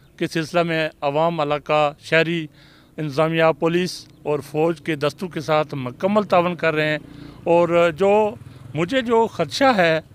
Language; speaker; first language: Urdu; non-native, local second language; Pahari-Potwari